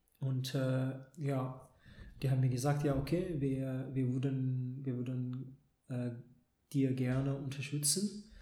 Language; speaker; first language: German; non-native, fluent; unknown